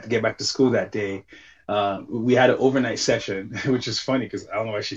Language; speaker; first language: English; non-native, local second language; Yoruba